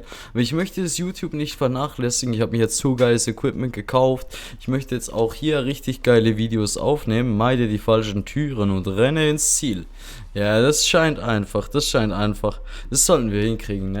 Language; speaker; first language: German; non-native, local second language; Swiss German